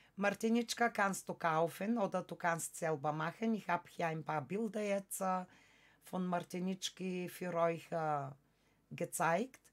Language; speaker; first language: German; non-native, fluent; Bulgarian